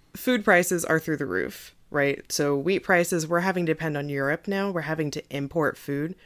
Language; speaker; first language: English; native; English